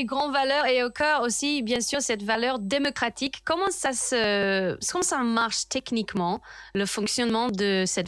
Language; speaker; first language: French; native; French